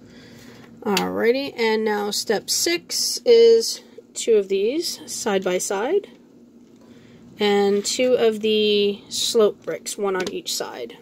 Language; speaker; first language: English; native; English